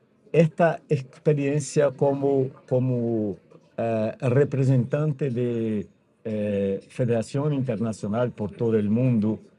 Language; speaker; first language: Spanish; non-native, fluent; Portuguese